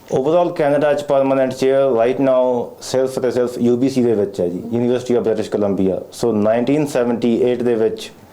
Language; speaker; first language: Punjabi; native; Punjabi